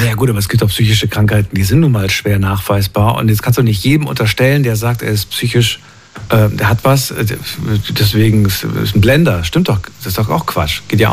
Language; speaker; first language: German; native; German